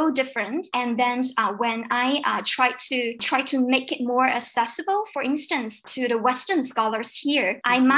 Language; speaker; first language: English; non-native, fluent; Cantonese